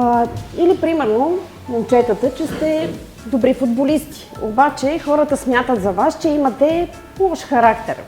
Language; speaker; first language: Bulgarian; native; Bulgarian